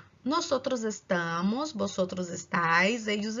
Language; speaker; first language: Spanish; non-native, fluent; Portuguese